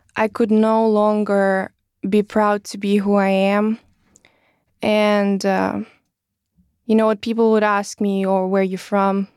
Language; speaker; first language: English; non-native, fluent; Russian